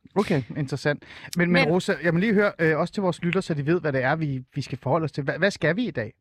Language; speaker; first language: Danish; native; Danish